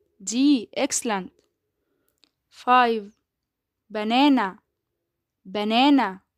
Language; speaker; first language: English; non-native, fluent; Arabic